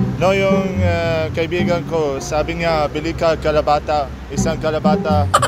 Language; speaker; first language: Filipino; non-native, learner; Arabic